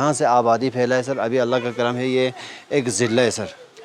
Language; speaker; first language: Hindi; non-native, local second language; Balti